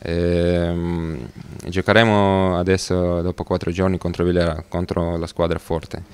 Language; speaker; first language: Italian; non-native, learner; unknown